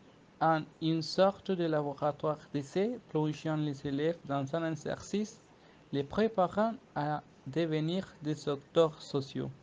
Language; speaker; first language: French; non-native, fluent; Spanish